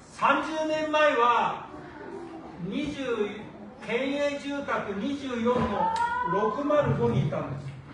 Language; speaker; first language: Japanese; native; Japanese